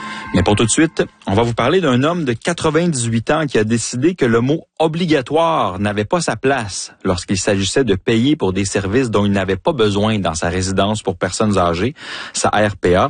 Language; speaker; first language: French; native; French